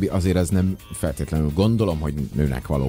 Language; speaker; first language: Hungarian; native; Hungarian